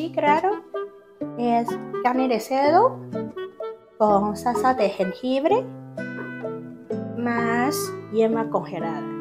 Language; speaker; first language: Spanish; non-native, learner; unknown